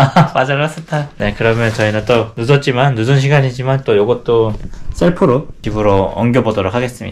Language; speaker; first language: Korean; native; Korean